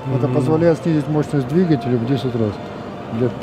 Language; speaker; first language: Russian; native; Russian